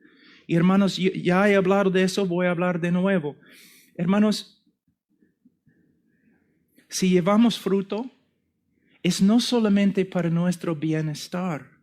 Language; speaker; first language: Spanish; non-native, fluent; English